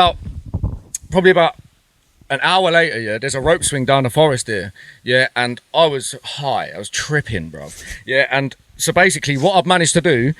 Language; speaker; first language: English; native; English